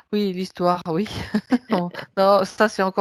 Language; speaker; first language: French; native; French